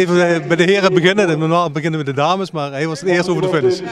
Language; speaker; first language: Dutch; native; Dutch